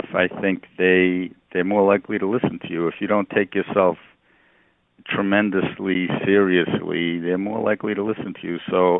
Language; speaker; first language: English; native; English